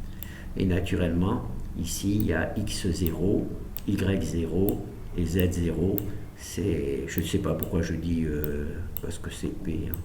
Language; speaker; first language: French; native; French